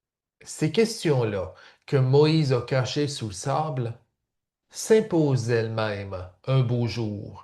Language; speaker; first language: French; native; French